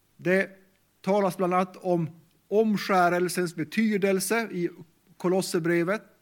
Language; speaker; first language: Swedish; non-native, local second language; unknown